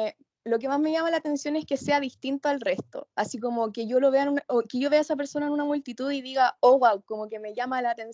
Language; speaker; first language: Spanish; native; Spanish